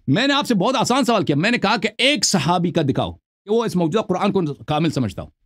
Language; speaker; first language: Urdu; non-native, local second language; Punjabi